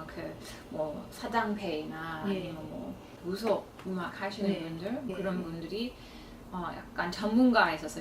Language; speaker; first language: Korean; non-native, fluent; English